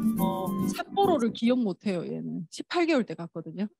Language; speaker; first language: Korean; native; Korean